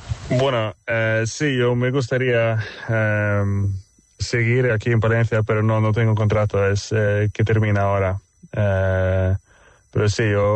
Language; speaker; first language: Spanish; non-native, fluent; Swedish